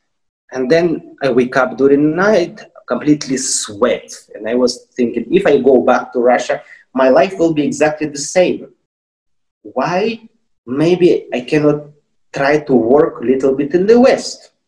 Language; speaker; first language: English; non-native, fluent; Russian